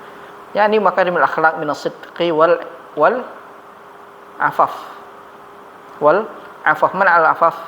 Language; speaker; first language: Arabic; non-native, fluent; Indonesian